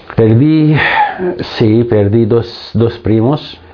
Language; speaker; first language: Spanish; non-native, fluent; Arabic